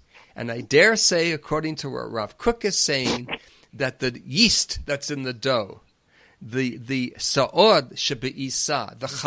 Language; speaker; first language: English; native; English